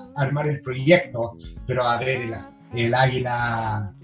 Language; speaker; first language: Spanish; non-native, fluent; English